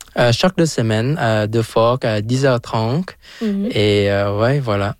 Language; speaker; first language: French; non-native, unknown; Vietnamese